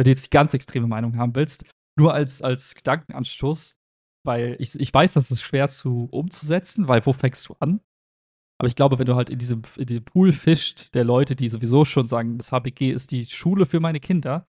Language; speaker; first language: German; native; German